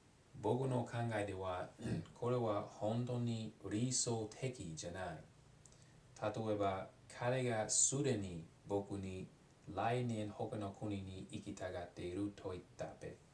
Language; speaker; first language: Japanese; non-native, learner; English